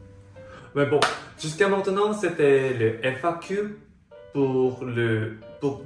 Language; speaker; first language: French; non-native, fluent; Korean